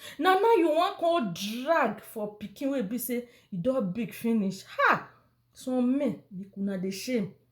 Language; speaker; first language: Nigerian Pidgin; non-native, local second language; Bini